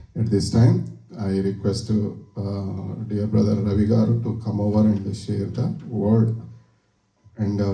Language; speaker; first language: English; non-native, local second language; Telugu